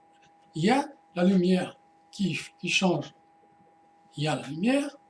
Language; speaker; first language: French; non-native, fluent; Portuguese